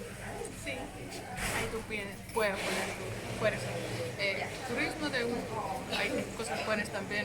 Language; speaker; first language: Spanish; non-native, learner; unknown